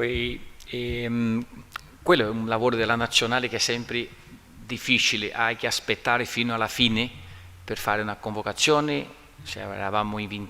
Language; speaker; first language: Italian; non-native, learner; Portuguese